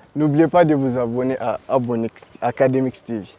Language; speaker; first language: Turkish; non-native, learner; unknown